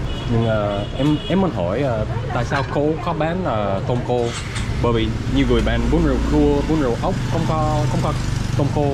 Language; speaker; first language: Vietnamese; non-native, learner; English